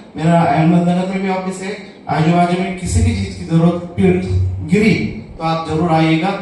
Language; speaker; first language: Hindi; non-native, local second language; Marathi